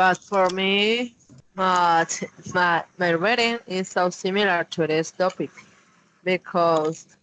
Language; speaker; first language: English; non-native, learner; Spanish